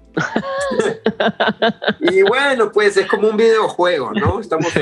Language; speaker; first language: Spanish; early bilingual, other home language; English